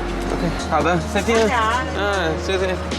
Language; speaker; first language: Chinese; non-native, learner; English